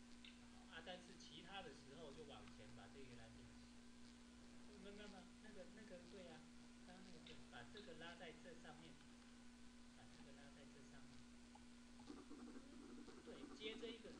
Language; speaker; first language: Chinese; native; Chinese